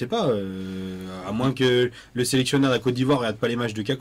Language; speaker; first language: French; native; French